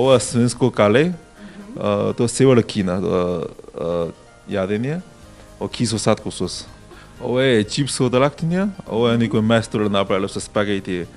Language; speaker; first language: Macedonian; non-native, learner; Chinese